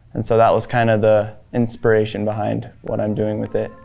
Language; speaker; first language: English; native; English